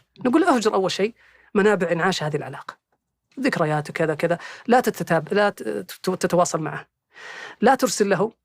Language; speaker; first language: Arabic; native; Arabic